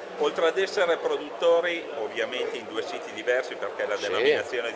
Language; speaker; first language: Italian; native; Italian